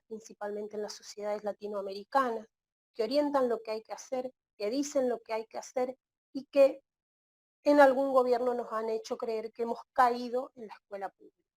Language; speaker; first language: Spanish; native; Spanish